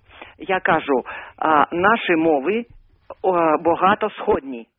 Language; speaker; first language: Ukrainian; non-native, learner; Russian